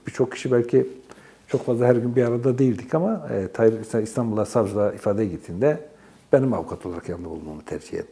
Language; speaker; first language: Turkish; non-native, local second language; Kurdish